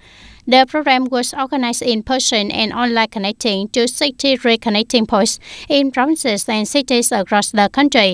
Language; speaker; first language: English; non-native, fluent; Vietnamese